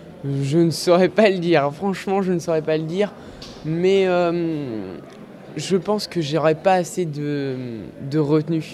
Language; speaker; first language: French; native; French